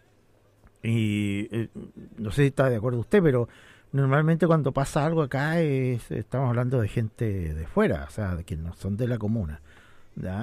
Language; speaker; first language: Spanish; native; Spanish